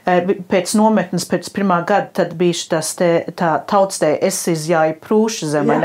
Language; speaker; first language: Latvian; early bilingual, heritage; Latvian